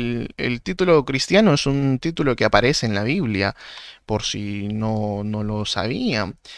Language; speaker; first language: Spanish; native; Spanish